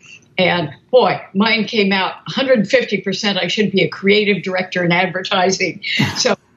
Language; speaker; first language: English; native; English